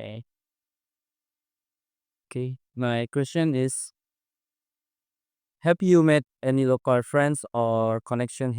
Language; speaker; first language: English; non-native, learner; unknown